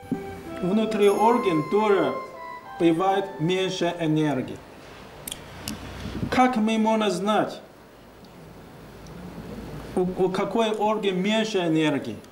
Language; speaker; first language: Russian; non-native, learner; Chinese